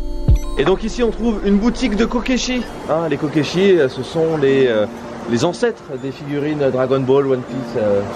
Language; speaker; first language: French; native; French